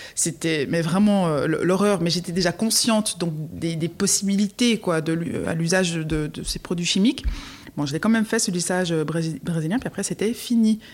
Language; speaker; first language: French; native; French